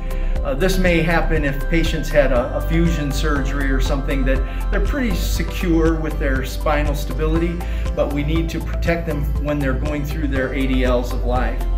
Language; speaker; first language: English; native; English